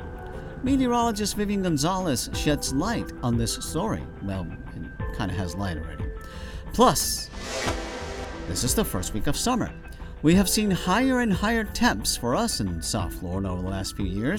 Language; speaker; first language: English; native; English